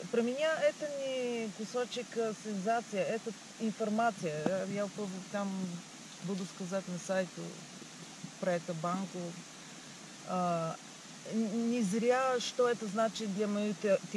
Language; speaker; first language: Russian; non-native, learner; Bulgarian